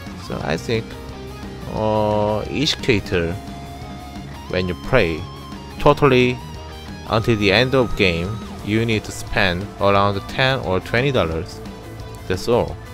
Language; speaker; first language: English; non-native, fluent; Korean